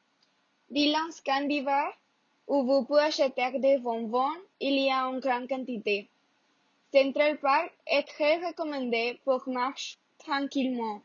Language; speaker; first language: French; non-native, learner; Spanish